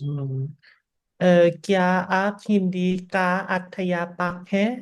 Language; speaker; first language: Hindi; non-native, learner; Thai